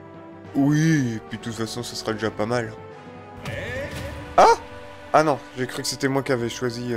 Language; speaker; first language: French; native; French